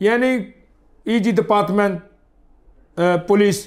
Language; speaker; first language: Arabic; non-native, learner; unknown